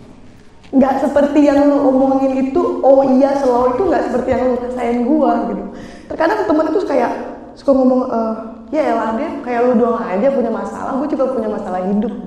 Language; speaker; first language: Indonesian; native; Indonesian